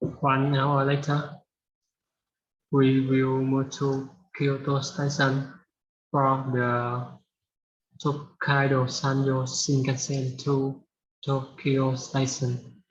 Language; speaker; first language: English; non-native, learner; Vietnamese